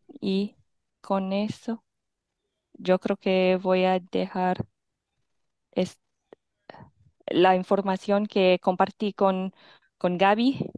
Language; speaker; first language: Spanish; non-native, fluent; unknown